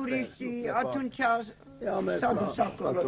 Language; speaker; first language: Romanian; non-native, local second language; Hungarian